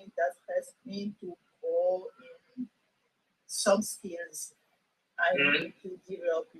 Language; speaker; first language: English; non-native, local second language; French